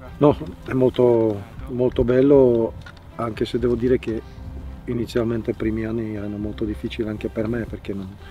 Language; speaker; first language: Italian; non-native, fluent; Czech